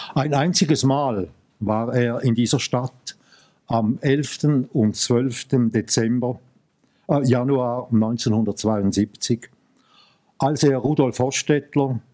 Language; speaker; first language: German; native; German